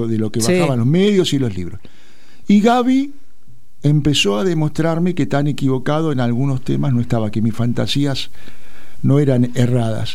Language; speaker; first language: Spanish; native; Spanish